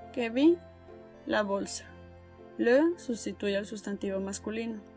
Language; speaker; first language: Spanish; native; Spanish